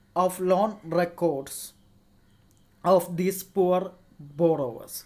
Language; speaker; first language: English; non-native, local second language; Malayalam